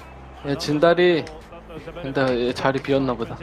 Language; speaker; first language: Korean; native; Korean